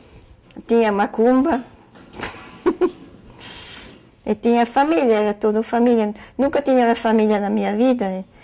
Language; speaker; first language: Portuguese; non-native, fluent; German